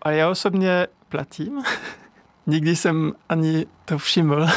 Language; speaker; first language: Czech; non-native, fluent; French